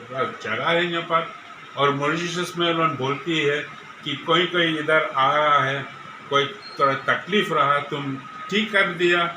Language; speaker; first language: Hindi; non-native, learner; English